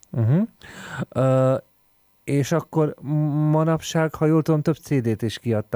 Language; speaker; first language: Hungarian; native; Hungarian